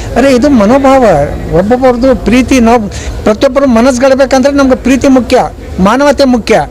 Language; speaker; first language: Kannada; non-native, local second language; Lambadi